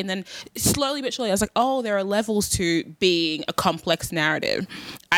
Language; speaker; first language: English; native; English